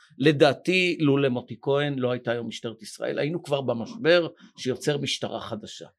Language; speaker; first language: Hebrew; native; Hebrew